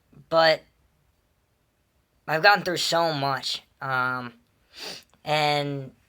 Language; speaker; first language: English; native; English